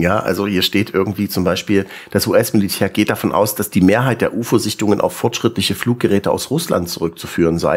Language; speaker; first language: German; native; German